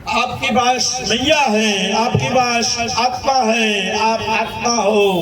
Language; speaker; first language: Hindi; non-native, local second language; Gujarati